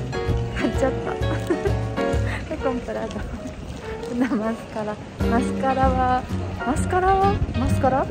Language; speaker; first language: Spanish; non-native, learner; Japanese